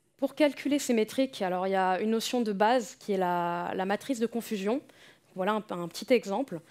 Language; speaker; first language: French; native; French